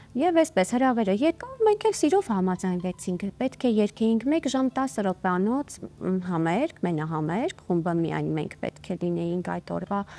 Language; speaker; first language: Armenian; native; Armenian